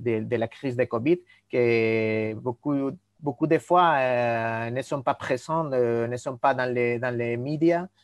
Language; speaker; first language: French; non-native, fluent; Spanish